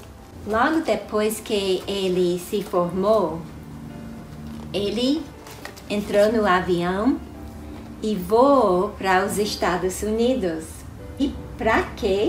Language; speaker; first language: Portuguese; non-native, fluent; English